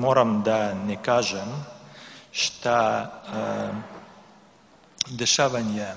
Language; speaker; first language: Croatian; non-native, learner; Russian